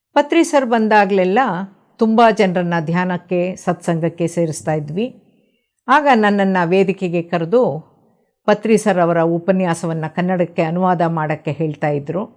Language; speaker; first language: Kannada; non-native, local second language; Telugu